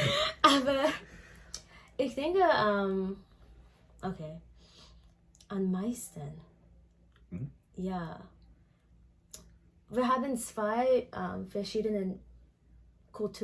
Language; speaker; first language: German; non-native, learner; English